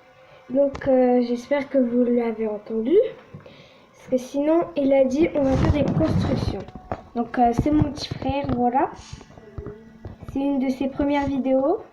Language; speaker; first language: French; native; French